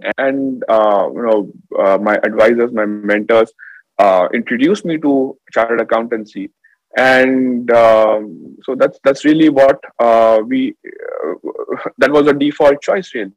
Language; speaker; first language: English; non-native, local second language; Marathi